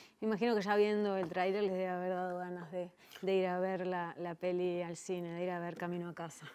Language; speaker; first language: Spanish; native; Spanish